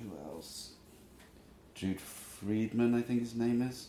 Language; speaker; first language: English; native; English